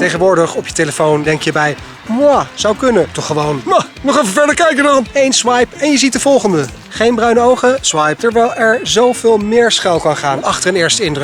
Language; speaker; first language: Dutch; native; Dutch